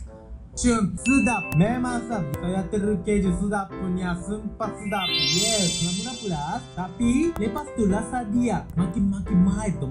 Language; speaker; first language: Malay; non-native, learner; Japanese